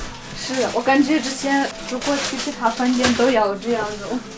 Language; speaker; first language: Chinese; non-native, fluent; Russian